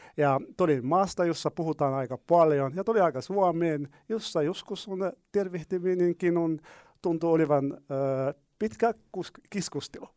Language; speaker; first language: Finnish; non-native, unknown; Arabic